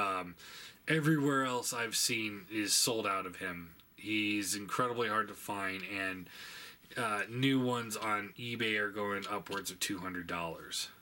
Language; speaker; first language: English; native; English